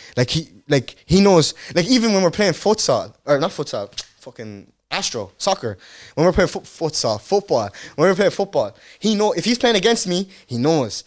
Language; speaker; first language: English; early bilingual, other home language; Dutch